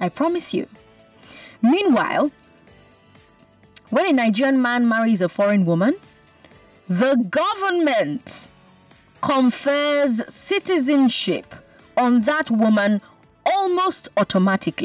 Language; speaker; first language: English; non-native, local second language; Igbo